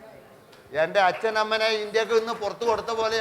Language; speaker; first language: Malayalam; non-native, local second language; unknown